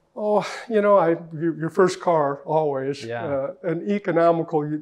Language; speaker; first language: English; native; English